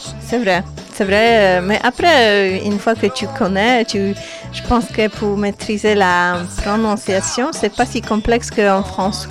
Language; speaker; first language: French; non-native, fluent; Polish